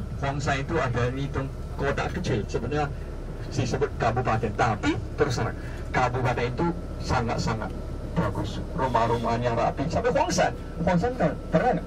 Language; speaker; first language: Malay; non-native, fluent; Chinese